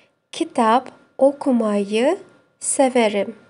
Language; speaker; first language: Turkish; non-native, fluent; Kazakh